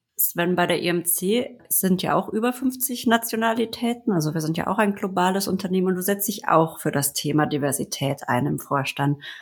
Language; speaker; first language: German; native; German